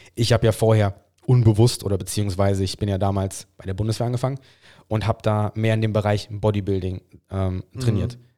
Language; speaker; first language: German; non-native, fluent; English